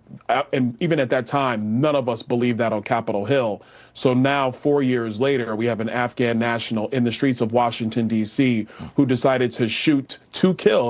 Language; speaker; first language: English; native; English